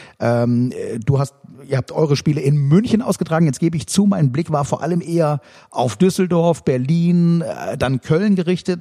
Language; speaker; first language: German; native; German